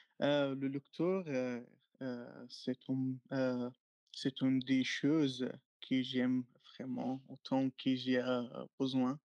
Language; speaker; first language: French; non-native, fluent; Arabic